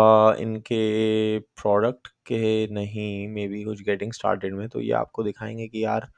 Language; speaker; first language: Hindi; native; Hindi